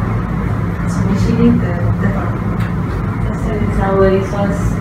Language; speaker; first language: English; non-native, local second language; Malay